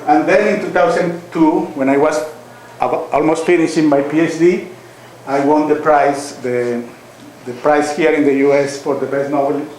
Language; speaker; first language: English; non-native, fluent; Spanish